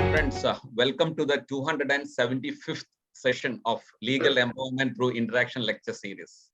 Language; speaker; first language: English; non-native, local second language; Malayalam